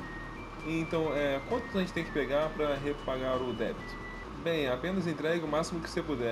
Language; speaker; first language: Portuguese; native; Portuguese